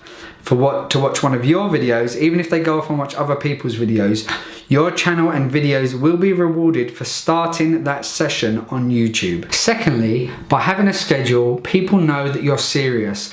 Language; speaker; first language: English; native; English